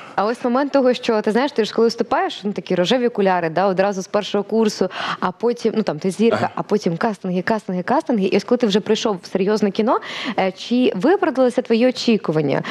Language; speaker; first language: Ukrainian; native; Ukrainian